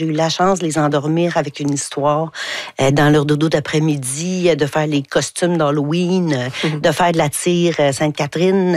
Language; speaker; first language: French; native; French